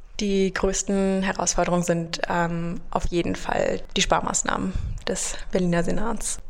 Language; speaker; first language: German; native; German